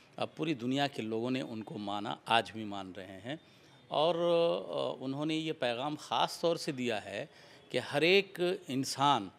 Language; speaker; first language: Hindi; native; Hindi